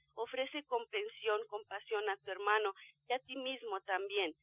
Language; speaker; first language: Spanish; non-native, fluent; Romanian